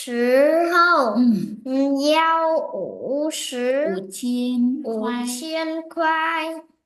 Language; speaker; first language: Chinese; non-native, learner; Vietnamese